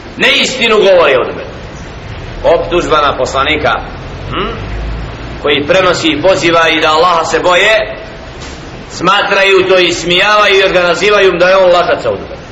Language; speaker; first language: Bosnian; native; Bosnian